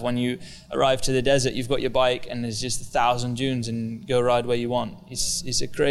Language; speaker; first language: English; native; English